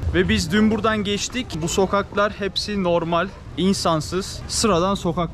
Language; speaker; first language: Turkish; native; Turkish